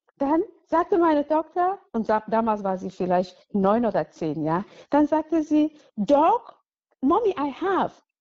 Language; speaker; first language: German; non-native, fluent; English